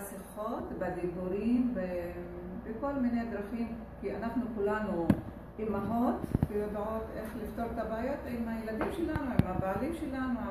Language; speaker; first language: Hebrew; non-native, local second language; Arabic